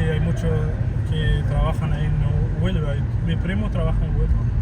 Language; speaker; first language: Spanish; non-native, fluent; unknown